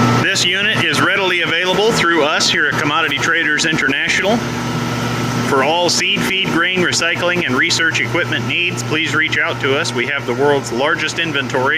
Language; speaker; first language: English; native; English